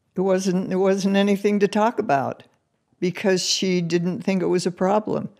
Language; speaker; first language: English; native; English